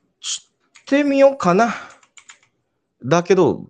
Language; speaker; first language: Japanese; non-native, learner; Indonesian